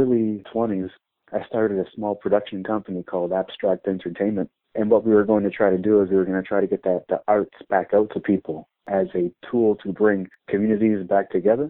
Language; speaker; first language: English; native; English